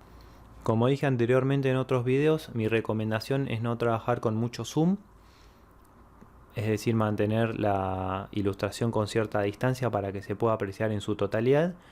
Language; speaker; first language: Spanish; native; Spanish